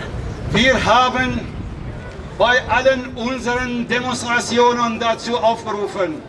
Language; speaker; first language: German; non-native, fluent; Kurdish